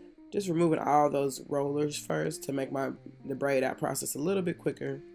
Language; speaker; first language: English; native; English